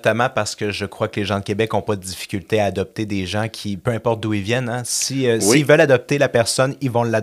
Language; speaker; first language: French; native; French